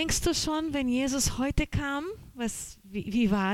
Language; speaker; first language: German; non-native, fluent; Portuguese